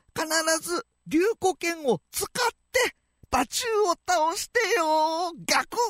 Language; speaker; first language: Japanese; native; Japanese